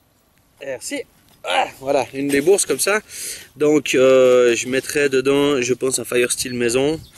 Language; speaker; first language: French; native; French